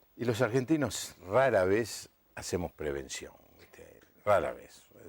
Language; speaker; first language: Spanish; native; Spanish